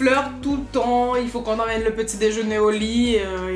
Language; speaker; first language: French; native; French